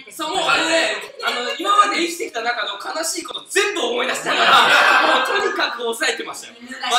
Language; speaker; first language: Japanese; native; Japanese